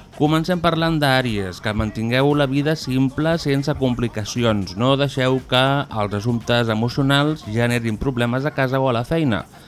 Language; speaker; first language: Catalan; native; Catalan